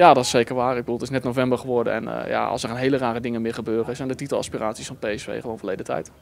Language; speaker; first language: Dutch; native; Dutch